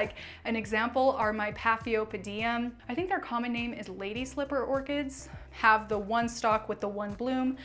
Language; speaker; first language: English; native; English